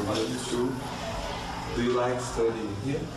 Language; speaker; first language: English; non-native, learner; Portuguese